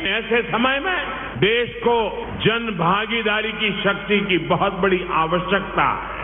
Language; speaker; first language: Hindi; non-native, local second language; Gujarati